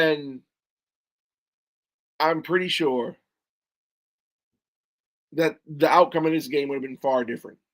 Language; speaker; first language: English; native; English